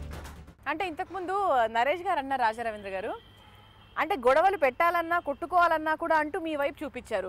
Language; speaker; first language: Telugu; native; Telugu